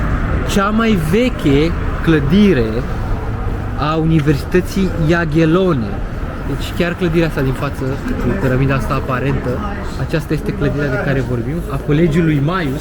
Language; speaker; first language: Romanian; native; Romanian